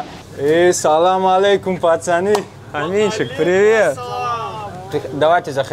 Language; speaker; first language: Russian; non-native, learner; Tajik